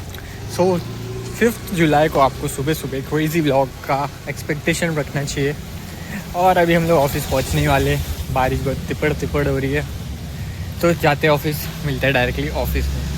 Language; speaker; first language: Hindi; native; Hindi